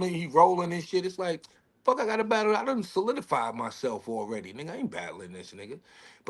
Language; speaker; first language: English; native; English